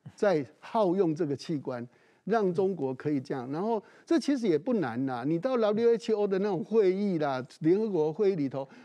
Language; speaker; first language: Chinese; native; Chinese